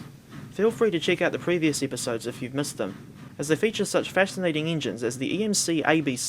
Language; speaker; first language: English; native; English